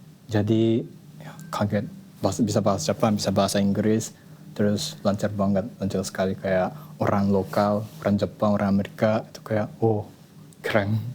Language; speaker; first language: Indonesian; non-native, fluent; Japanese